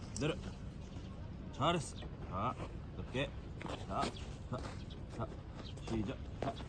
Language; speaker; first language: Korean; native; Korean